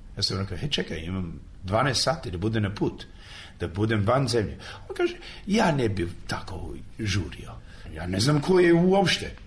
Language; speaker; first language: Serbian; early bilingual, heritage; Serbian